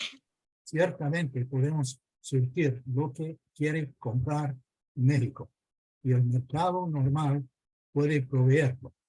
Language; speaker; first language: Spanish; non-native, fluent; English